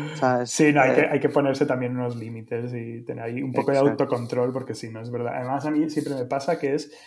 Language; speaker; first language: Spanish; native; Spanish